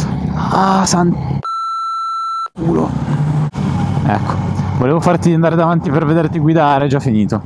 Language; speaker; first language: Italian; native; Italian